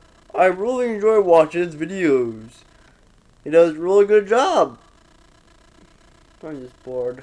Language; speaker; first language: English; native; English